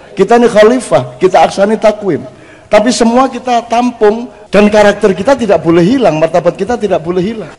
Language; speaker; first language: Indonesian; non-native, local second language; Javanese